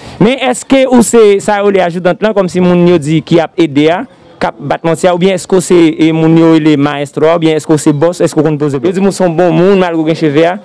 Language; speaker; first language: Haitian Creole; native; Haitian Creole